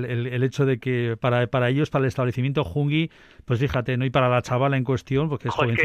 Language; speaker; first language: Spanish; native; Spanish